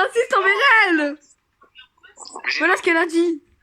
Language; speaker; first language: French; native; French